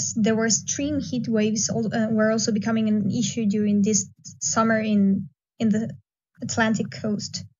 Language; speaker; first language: English; non-native, fluent; Spanish